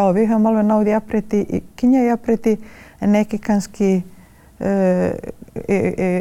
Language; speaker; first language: Icelandic; non-native, fluent; Serbian